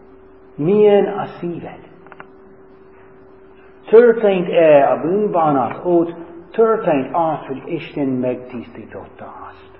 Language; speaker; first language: Hungarian; non-native, fluent; English